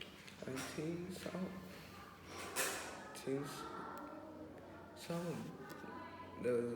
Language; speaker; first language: English; non-native, learner; Vietnamese